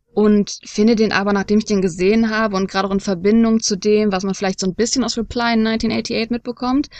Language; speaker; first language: German; native; German